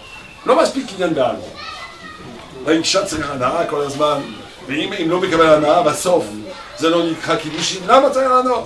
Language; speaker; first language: Hebrew; non-native, fluent; French